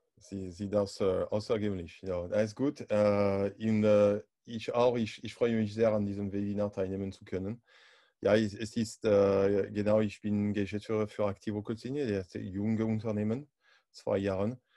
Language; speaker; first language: German; non-native, learner; French